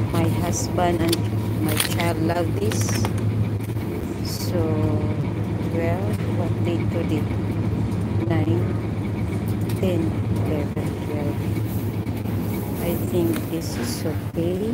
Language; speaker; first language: English; non-native, local second language; Filipino